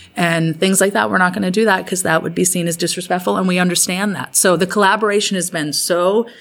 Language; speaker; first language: English; native; English